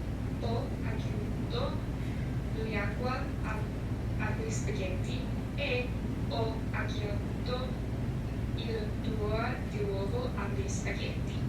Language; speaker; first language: Italian; non-native, learner; English